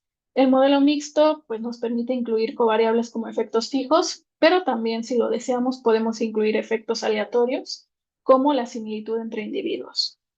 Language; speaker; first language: Spanish; native; Spanish